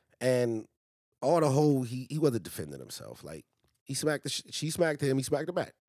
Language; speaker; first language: English; native; English